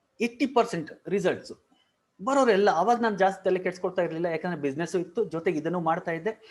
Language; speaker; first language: Kannada; non-native, local second language; Marwari